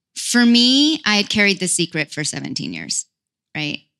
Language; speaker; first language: English; native; English